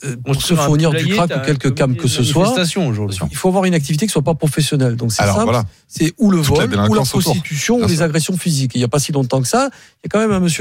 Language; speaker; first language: French; native; French